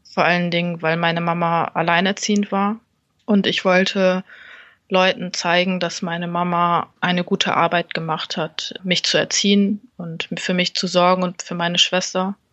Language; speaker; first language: German; early bilingual, other home language; Vietnamese